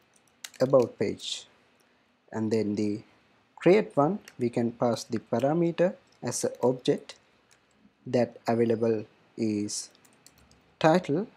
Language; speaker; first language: English; non-native, fluent; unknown